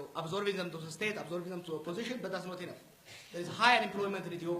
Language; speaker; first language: English; non-native, local second language; Amharic